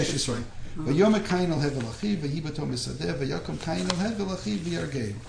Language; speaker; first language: Hebrew; non-native, fluent; English